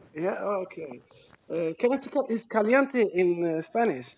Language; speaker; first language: English; non-native, fluent; Arabic